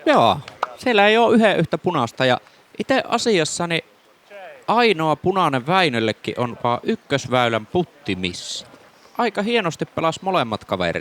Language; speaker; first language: Finnish; native; Finnish